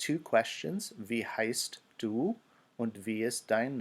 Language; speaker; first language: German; non-native, fluent; English